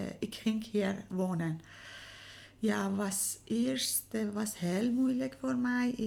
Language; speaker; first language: Dutch; non-native, learner; Persian